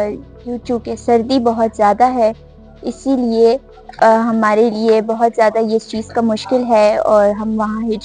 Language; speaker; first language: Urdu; non-native, local second language; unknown